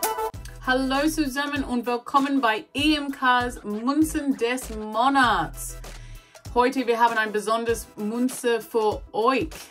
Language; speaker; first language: German; non-native, learner; English